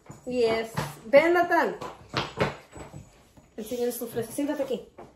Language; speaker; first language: Spanish; early bilingual, heritage; Spanish